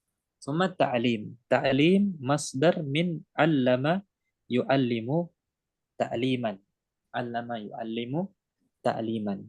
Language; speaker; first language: Arabic; non-native, fluent; Indonesian